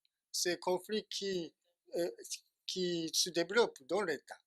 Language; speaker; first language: French; non-native, fluent; Japanese